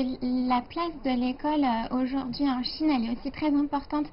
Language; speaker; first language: French; native; French